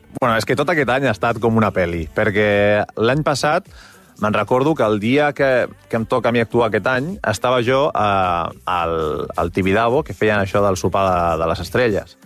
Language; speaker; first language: Catalan; non-native, local second language; Spanish